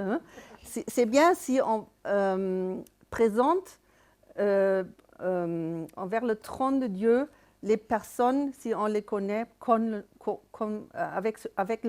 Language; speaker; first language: French; non-native, fluent; German